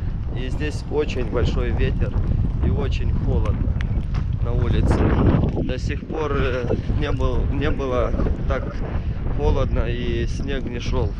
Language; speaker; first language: Russian; non-native, fluent; Romanian